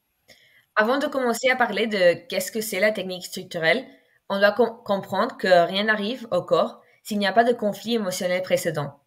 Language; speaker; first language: French; non-native, fluent; Spanish